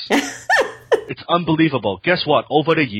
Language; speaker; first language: English; non-native, local second language; Cantonese